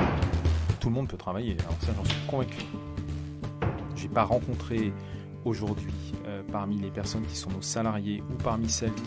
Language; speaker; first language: French; native; French